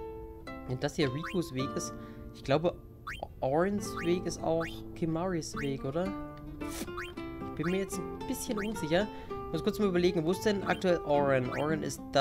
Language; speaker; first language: German; native; German